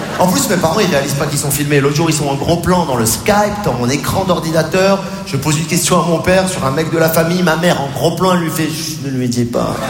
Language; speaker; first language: French; native; French